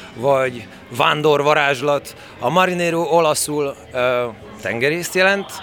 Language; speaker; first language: Hungarian; native; Hungarian